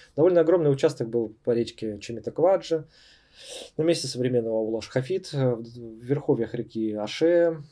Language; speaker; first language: Russian; native; Russian